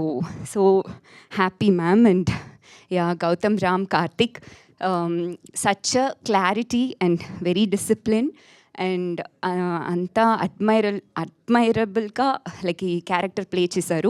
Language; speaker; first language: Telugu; non-native, fluent; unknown